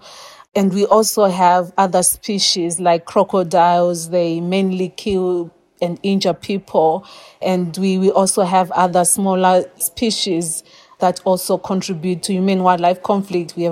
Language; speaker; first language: English; non-native, local second language; Shona